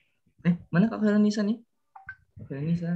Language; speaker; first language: Indonesian; native; Indonesian